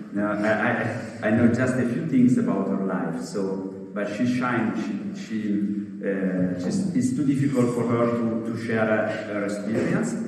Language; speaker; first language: English; non-native, fluent; Italian